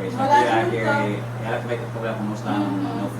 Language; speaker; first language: Portuguese; non-native, fluent; Haitian Creole